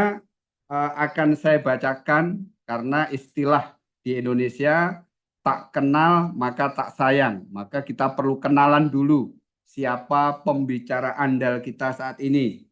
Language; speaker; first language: Indonesian; native; Indonesian